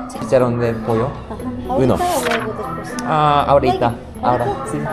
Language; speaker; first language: Spanish; non-native, learner; Japanese